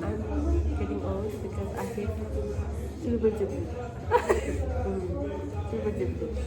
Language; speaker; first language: English; non-native, learner; Tibetan